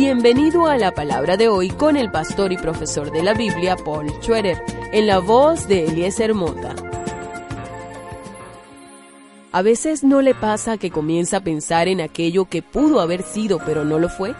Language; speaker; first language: Spanish; native; Spanish